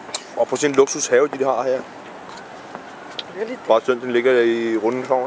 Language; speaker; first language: Danish; non-native, fluent; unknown